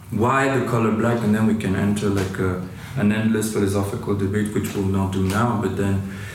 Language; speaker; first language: English; non-native, fluent; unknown